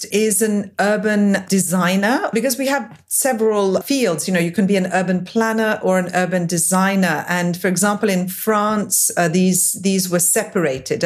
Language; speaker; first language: English; native; English